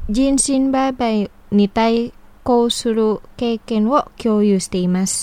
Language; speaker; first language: Japanese; non-native, fluent; Indonesian